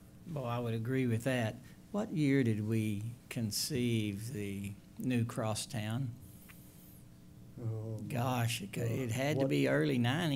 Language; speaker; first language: English; native; English